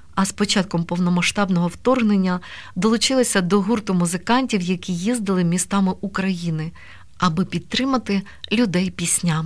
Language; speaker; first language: Ukrainian; native; Ukrainian